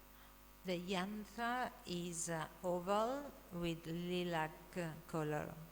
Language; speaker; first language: English; non-native, fluent; Italian